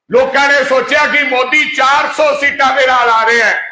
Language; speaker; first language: Hindi; non-native, local second language; Punjabi